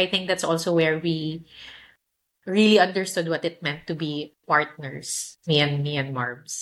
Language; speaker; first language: English; non-native, local second language; Filipino